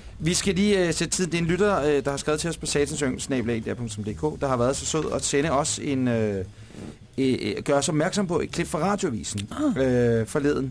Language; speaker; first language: Danish; native; Danish